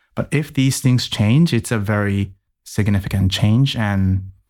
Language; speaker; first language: English; non-native, fluent; Japanese